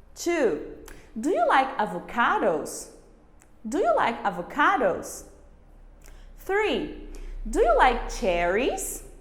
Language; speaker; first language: English; non-native, fluent; Portuguese